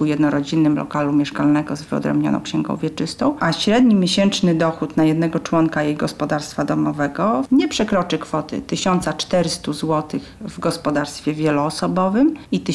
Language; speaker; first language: Polish; native; Polish